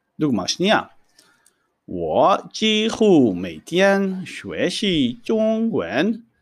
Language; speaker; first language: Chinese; non-native, fluent; Hebrew